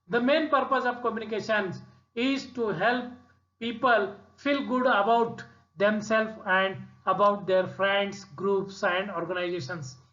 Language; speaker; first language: English; non-native, local second language; Marathi